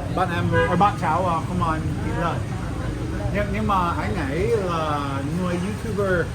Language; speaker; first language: Vietnamese; non-native, learner; English